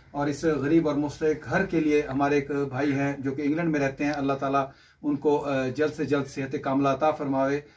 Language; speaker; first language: Urdu; non-native, local second language; Punjabi